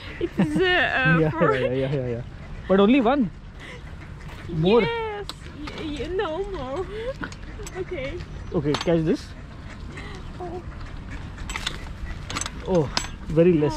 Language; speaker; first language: English; non-native, local second language; Hindi